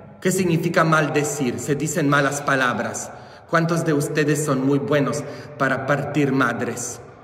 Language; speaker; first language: Spanish; non-native, fluent; Polish